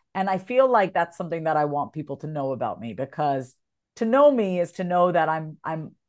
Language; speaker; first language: English; native; English